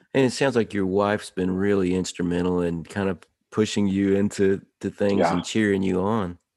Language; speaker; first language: English; native; English